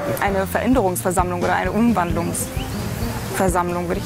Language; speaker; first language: German; native; German